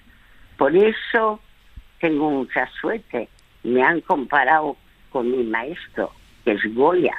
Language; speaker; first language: Spanish; early bilingual, other home language; French